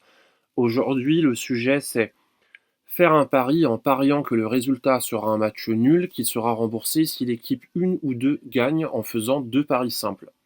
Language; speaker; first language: French; native; French